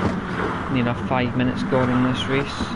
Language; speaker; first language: English; native; English